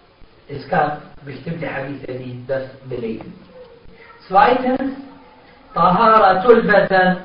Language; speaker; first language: German; non-native, fluent; Arabic